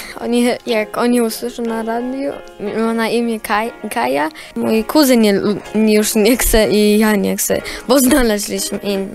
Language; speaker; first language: Polish; early bilingual, heritage; Polish